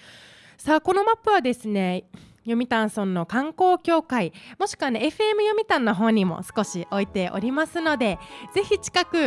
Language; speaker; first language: Japanese; native; Japanese